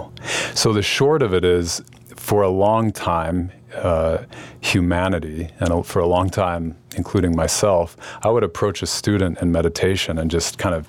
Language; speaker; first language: English; native; English